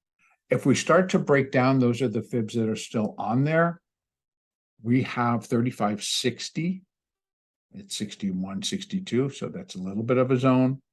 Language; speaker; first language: English; native; English